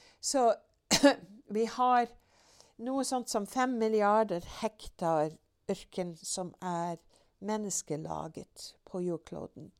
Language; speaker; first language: Norwegian; non-native, fluent; English